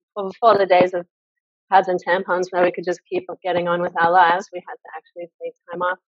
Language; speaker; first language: English; native; English